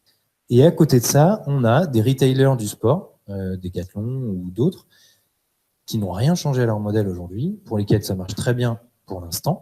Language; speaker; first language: French; native; French